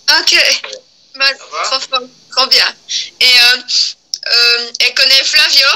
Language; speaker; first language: French; early bilingual, other home language; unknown